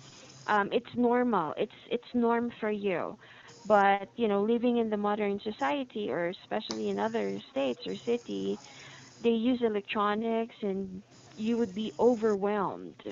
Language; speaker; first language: English; non-native, fluent; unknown